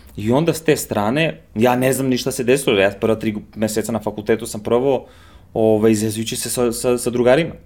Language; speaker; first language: Serbian; early bilingual, heritage; Serbian